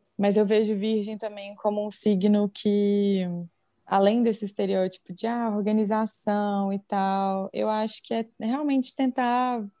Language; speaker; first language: Portuguese; native; Portuguese